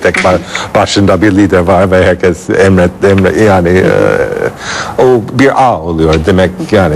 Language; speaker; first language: Turkish; non-native, fluent; English